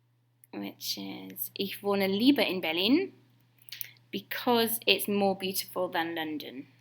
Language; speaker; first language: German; non-native, fluent; English